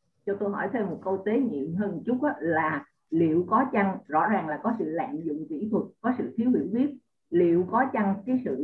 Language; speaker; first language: Vietnamese; native; Vietnamese